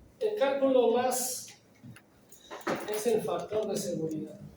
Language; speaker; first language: Spanish; native; Spanish